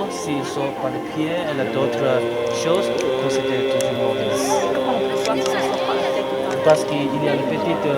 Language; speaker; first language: French; non-native, learner; Tibetan